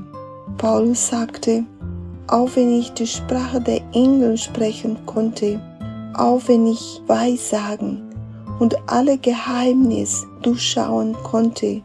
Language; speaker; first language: German; non-native, fluent; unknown